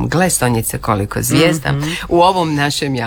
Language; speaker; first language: Serbian; native; Serbian